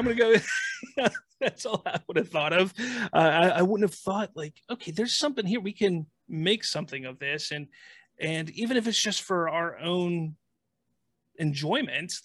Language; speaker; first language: English; native; English